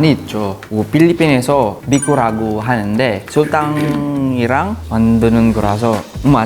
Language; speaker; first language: Korean; non-native, fluent; Filipino